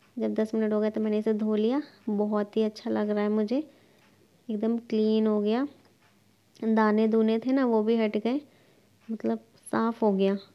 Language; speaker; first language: Hindi; native; Hindi